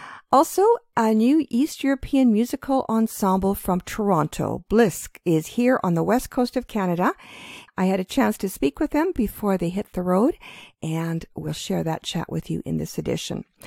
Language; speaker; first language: English; early bilingual, other home language; Ukrainian